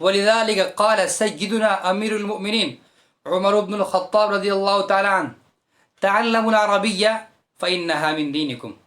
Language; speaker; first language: Arabic; non-native, fluent; Urdu